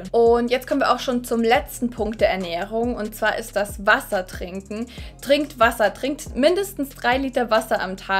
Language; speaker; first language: German; native; German